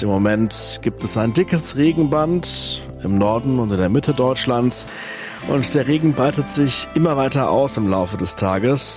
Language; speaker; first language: German; native; German